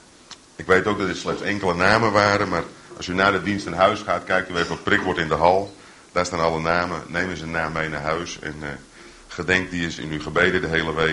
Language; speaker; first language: Dutch; native; Dutch